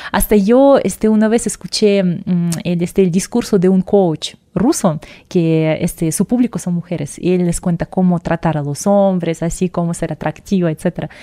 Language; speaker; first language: Spanish; non-native, fluent; Russian